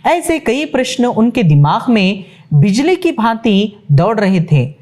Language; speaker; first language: Hindi; non-native, local second language; Telugu